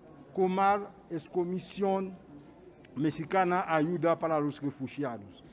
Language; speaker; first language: Spanish; non-native, fluent; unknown